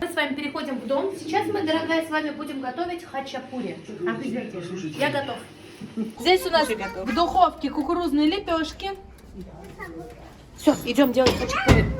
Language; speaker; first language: Russian; native; Russian